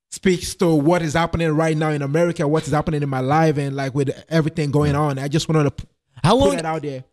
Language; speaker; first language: English; non-native, local second language; Yoruba